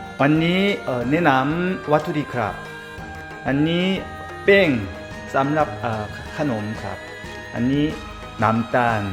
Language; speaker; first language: Thai; non-native, learner; Korean